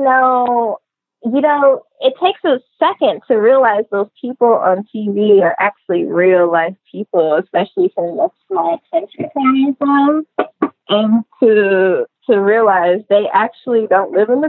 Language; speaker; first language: English; native; English